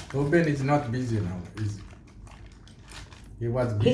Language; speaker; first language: English; non-native, learner; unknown